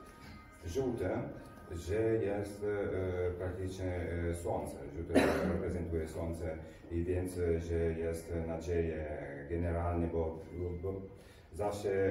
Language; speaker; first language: Polish; non-native, learner; Italian